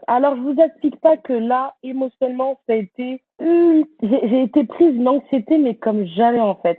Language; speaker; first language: French; native; French